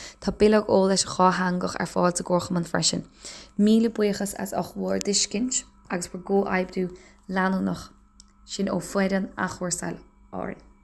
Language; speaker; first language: Irish; native; Irish